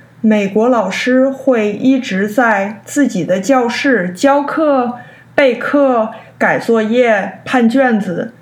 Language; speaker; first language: Chinese; early bilingual, heritage; Chinese